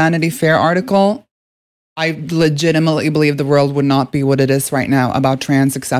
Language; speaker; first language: English; non-native, fluent; Norwegian